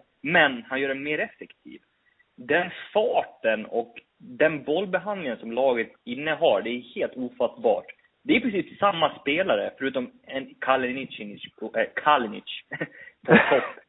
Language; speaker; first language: Swedish; native; Swedish